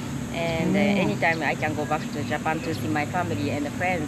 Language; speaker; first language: English; non-native, learner; Japanese